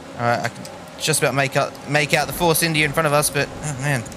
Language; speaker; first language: English; native; English